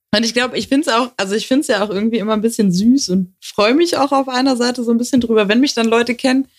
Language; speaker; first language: German; native; German